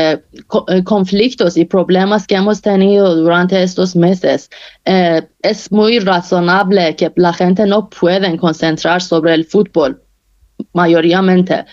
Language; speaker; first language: Spanish; non-native, fluent; Persian